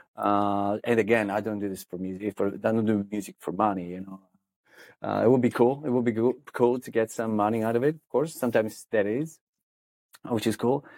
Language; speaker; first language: English; non-native, fluent; Italian